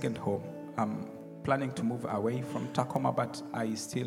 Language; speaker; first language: English; non-native, local second language; Luo (Kenya and Tanzania)